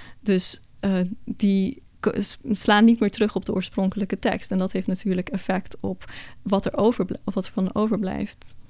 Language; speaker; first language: Dutch; early bilingual, other home language; Persian